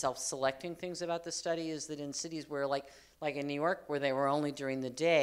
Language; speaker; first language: English; native; English